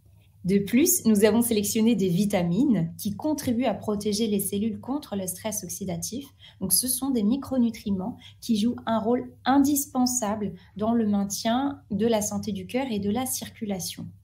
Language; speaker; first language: French; native; French